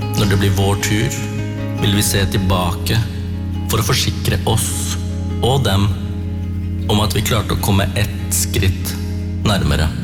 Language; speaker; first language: Norwegian; early bilingual, other home language; Tamil